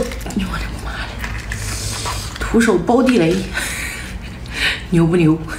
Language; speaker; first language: Chinese; native; Chinese